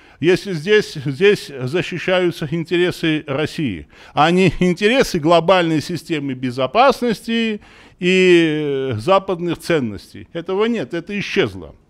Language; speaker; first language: Russian; non-native, local second language; Armenian